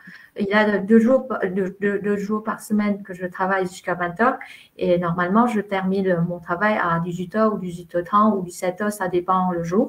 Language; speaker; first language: French; non-native, fluent; Vietnamese